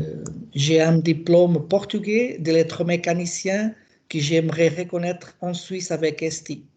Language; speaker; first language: French; non-native, learner; Portuguese